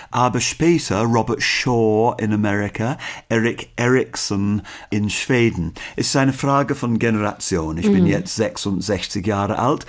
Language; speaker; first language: German; non-native, learner; English